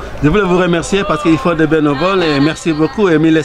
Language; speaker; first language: French; native; French